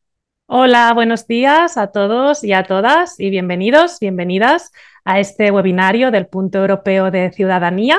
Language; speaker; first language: Spanish; native; Spanish